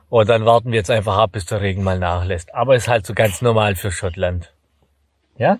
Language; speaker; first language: German; native; German